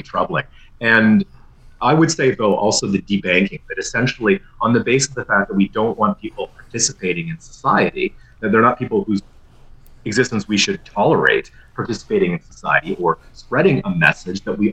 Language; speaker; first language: English; native; English